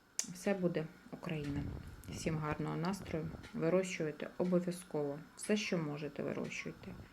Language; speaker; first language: Ukrainian; native; Ukrainian